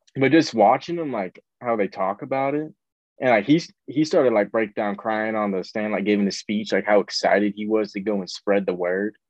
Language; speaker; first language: English; native; English